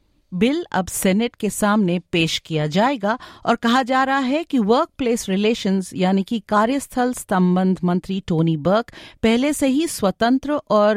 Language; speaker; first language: Hindi; native; Hindi